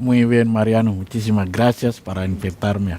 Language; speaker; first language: Spanish; non-native, learner; Indonesian